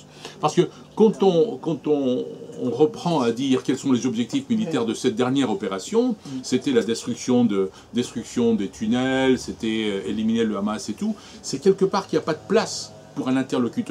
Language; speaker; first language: French; native; French